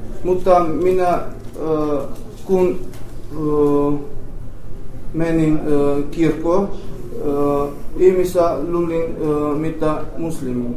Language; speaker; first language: Finnish; non-native, learner; Armenian